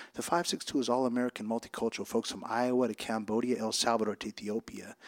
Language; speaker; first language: English; native; English